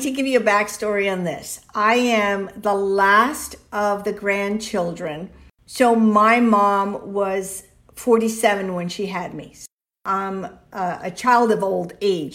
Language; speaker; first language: English; early bilingual, other home language; Spanish